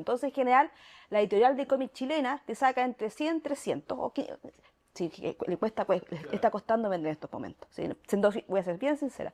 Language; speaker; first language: Spanish; native; Spanish